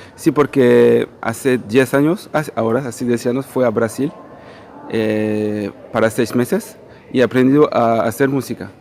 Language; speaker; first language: Spanish; non-native, fluent; Portuguese